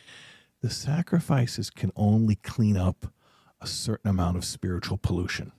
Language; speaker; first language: English; native; English